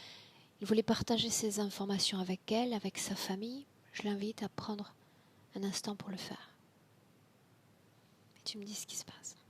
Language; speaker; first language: French; native; French